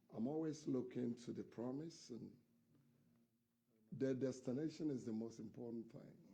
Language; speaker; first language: English; non-native, fluent; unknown